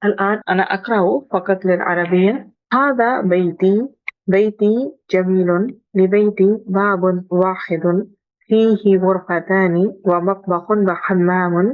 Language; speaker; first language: Arabic; non-native, fluent; Urdu